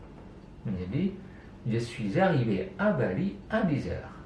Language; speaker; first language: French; non-native, fluent; Indonesian